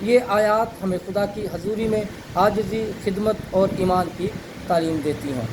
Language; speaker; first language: Urdu; native; Urdu